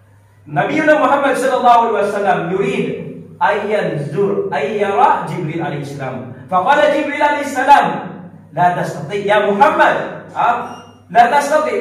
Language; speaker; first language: Arabic; non-native, learner; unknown